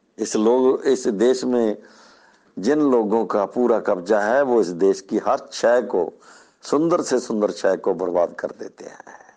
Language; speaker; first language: Hindi; non-native, local second language; Punjabi